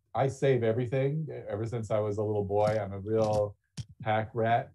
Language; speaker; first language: English; native; English